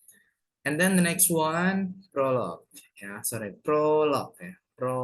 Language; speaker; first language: English; non-native, fluent; Indonesian